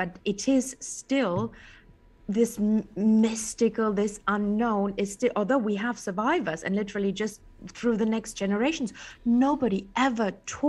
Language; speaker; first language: English; non-native, fluent; German